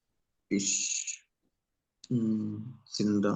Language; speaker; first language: German; non-native, learner; Malayalam